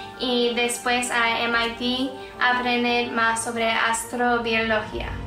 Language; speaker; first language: Spanish; non-native, learner; English